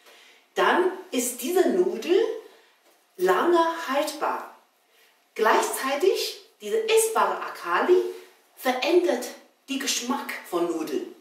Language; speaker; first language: German; non-native, learner; Chinese